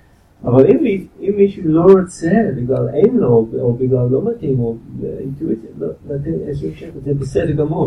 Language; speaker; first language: Hebrew; non-native, fluent; English